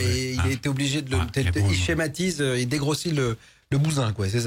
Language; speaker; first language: French; native; French